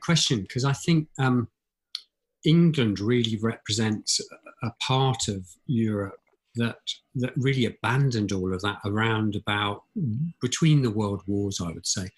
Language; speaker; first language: English; native; English